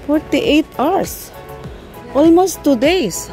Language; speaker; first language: English; non-native, local second language; Filipino